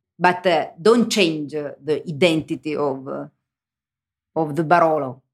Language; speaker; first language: English; non-native, learner; Italian